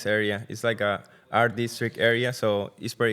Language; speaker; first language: English; non-native, learner; Spanish